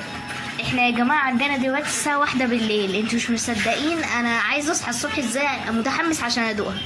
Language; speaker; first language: Arabic; native; Arabic